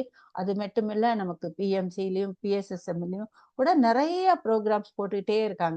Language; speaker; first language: Tamil; native; Tamil